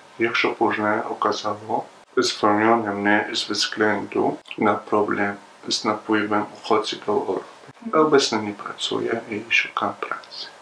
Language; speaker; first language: Polish; non-native, learner; Arabic